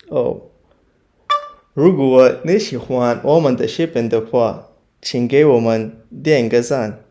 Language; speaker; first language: Chinese; non-native, learner; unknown